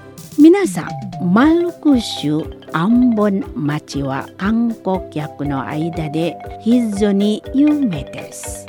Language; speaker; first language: Japanese; non-native, learner; Indonesian